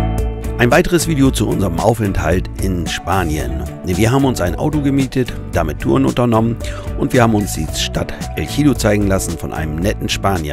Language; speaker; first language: German; native; German